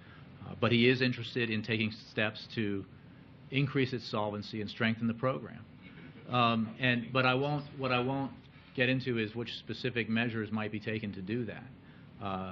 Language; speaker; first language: English; native; English